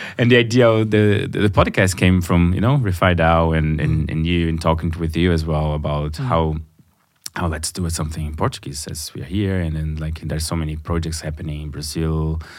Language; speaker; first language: English; non-native, fluent; Portuguese